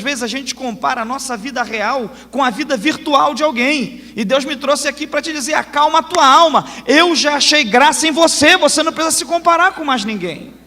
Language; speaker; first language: Portuguese; native; Portuguese